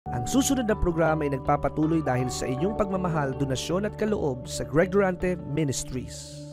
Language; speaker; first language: Filipino; native; Filipino